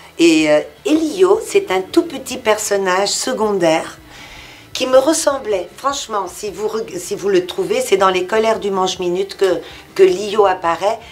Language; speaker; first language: French; early bilingual, other home language; Portuguese